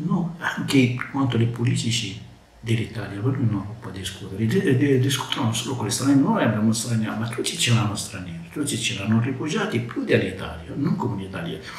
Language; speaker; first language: Italian; non-native, learner; Arabic